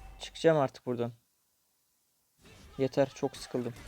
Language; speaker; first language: Turkish; native; Turkish